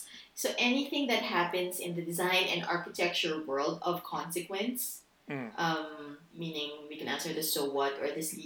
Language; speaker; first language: English; non-native, local second language; Filipino